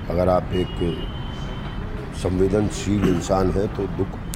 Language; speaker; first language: Hindi; native; Hindi